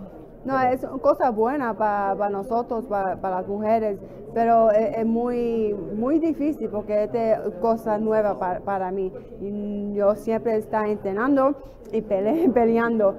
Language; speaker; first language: Spanish; early bilingual, heritage; English